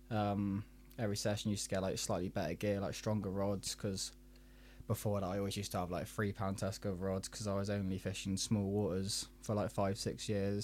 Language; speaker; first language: English; native; English